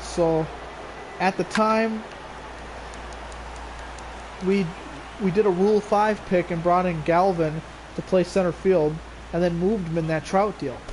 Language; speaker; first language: English; native; English